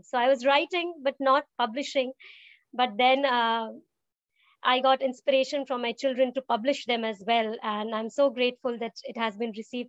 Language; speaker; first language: English; non-native, local second language; Hindi